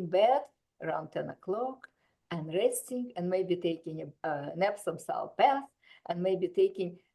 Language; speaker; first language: English; non-native, fluent; Russian